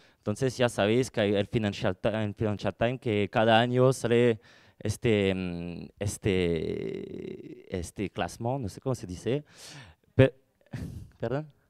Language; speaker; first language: Spanish; non-native, fluent; French